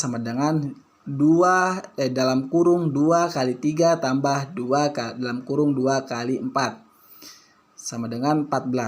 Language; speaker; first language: Indonesian; native; Indonesian